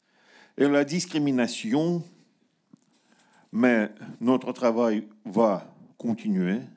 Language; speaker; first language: French; non-native, learner; Russian